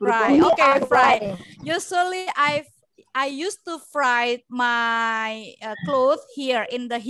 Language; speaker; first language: English; non-native, learner; Indonesian